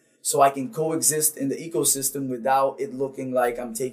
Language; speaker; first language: English; non-native, fluent; Papiamento